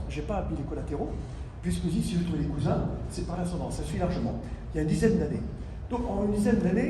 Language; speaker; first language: French; native; French